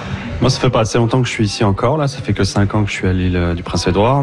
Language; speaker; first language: French; native; French